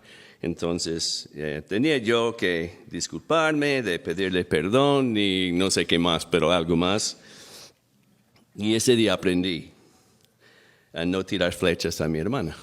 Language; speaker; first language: Spanish; non-native, fluent; English